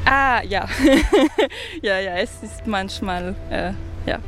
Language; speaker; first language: German; non-native, learner; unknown